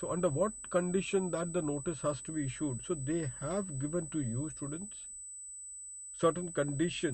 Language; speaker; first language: English; non-native, local second language; Hindi